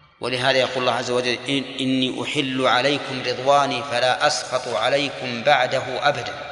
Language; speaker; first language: Arabic; native; Arabic